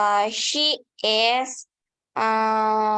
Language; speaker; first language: English; non-native, learner; Indonesian